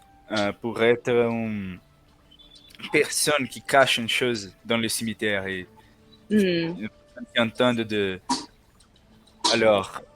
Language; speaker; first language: French; non-native, learner; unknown